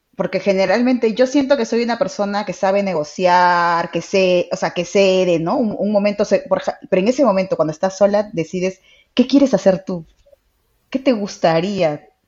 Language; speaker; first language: Spanish; native; Spanish